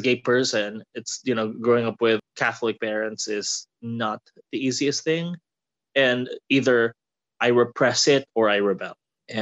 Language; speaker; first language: English; non-native, local second language; Filipino